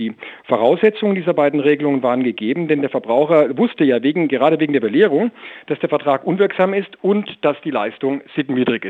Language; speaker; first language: German; native; German